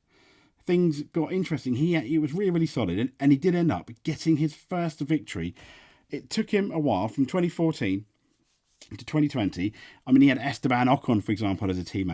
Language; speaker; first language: English; native; English